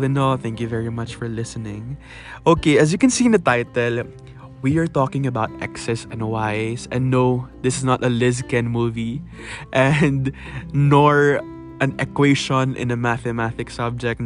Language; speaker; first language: English; non-native, local second language; Filipino